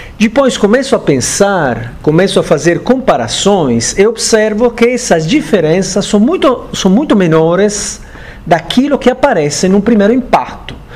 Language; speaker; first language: Portuguese; non-native, fluent; Italian